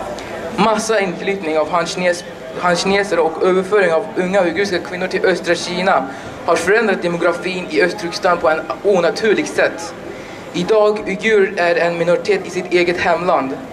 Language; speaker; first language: Swedish; non-native, learner; Uyghur